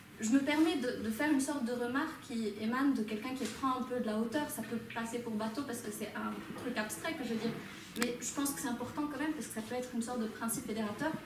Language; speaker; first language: French; non-native, local second language; Arabic